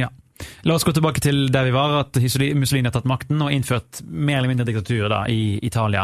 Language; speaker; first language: Norwegian; native; Norwegian